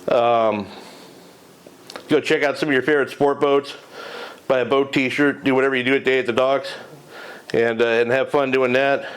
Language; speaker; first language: English; native; English